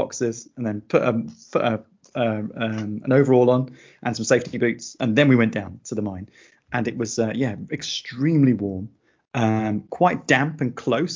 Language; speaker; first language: English; native; English